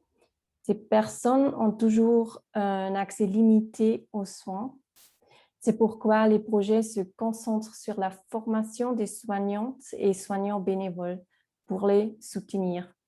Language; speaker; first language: French; non-native, fluent; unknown